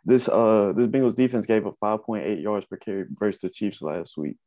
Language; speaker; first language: English; native; English